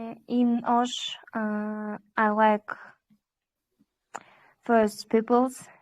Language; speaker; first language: English; non-native, learner; Kyrgyz